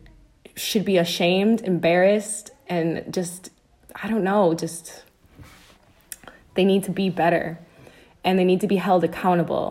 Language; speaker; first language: English; native; English